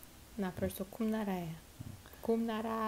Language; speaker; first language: Korean; non-native, fluent; Russian